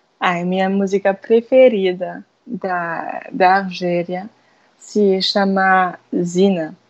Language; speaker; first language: Portuguese; non-native, fluent; French